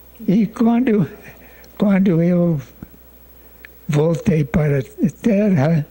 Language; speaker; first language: Portuguese; non-native, fluent; English